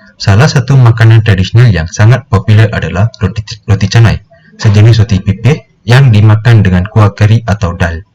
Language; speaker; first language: Malay; non-native, local second language; Tamil